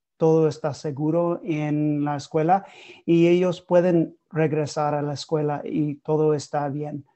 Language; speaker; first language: Spanish; non-native, learner; English